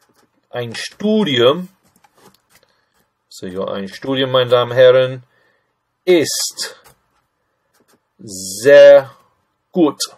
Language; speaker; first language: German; non-native, fluent; English